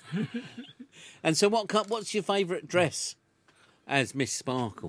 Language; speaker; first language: English; native; English